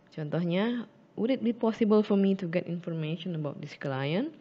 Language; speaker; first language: English; non-native, fluent; Indonesian